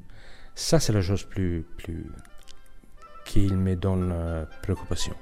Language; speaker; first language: French; non-native, learner; Italian